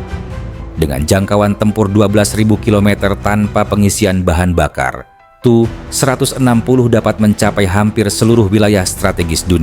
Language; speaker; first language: Indonesian; native; Indonesian